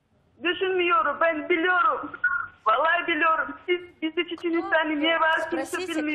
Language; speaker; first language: Turkish; non-native, learner; Russian